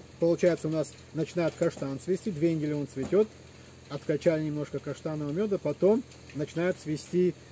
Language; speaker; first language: Russian; non-native, local second language; Adyghe